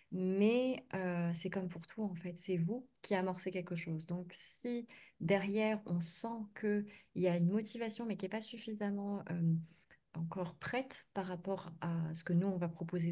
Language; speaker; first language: French; native; French